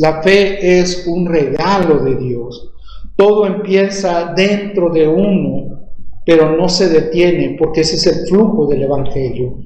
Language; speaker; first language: Spanish; native; Spanish